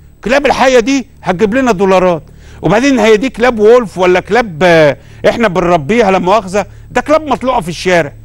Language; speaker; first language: Egyptian Arabic; native; Egyptian Arabic